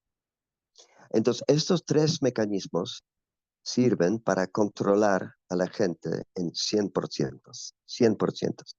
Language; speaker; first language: Spanish; non-native, fluent; Polish